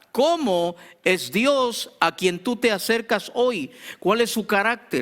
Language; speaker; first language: Spanish; native; Spanish